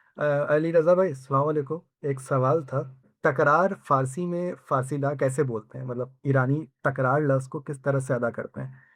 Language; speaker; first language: Hindi; native; Hindi